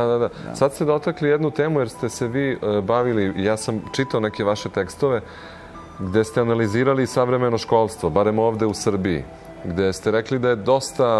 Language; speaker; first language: Croatian; native; Croatian